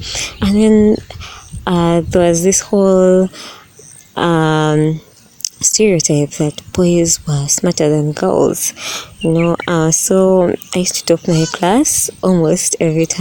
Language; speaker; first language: English; non-native, local second language; Ganda